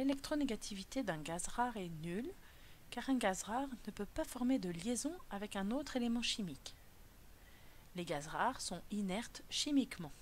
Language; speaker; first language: French; native; French